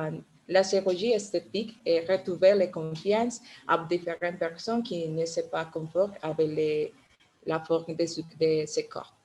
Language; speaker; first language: French; non-native, learner; Spanish